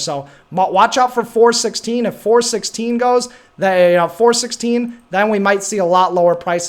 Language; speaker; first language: English; native; English